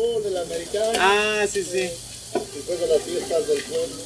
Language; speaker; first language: Spanish; native; Spanish